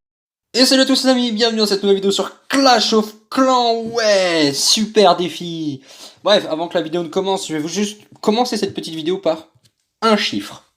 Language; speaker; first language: French; native; French